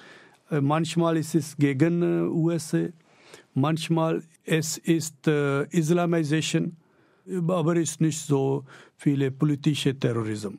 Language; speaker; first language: German; non-native, learner; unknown